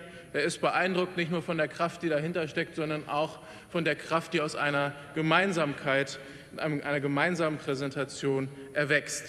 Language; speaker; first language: German; native; German